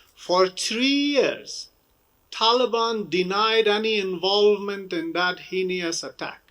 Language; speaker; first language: English; non-native, fluent; Persian